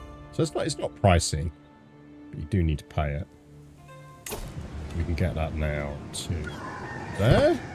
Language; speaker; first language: English; native; English